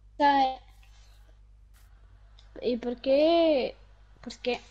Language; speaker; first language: Spanish; non-native, learner; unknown